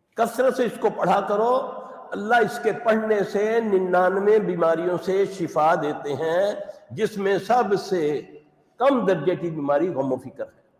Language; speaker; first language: Urdu; native; Urdu